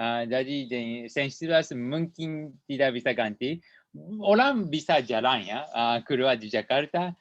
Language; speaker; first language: Indonesian; non-native, learner; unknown